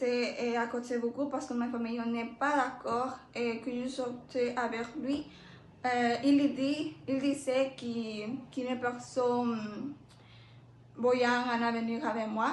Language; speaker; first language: French; non-native, learner; Spanish